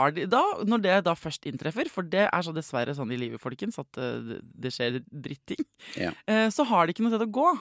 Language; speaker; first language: Norwegian; native; Norwegian